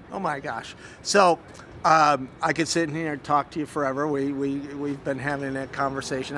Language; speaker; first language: English; native; English